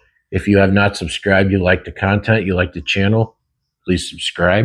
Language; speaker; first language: English; native; English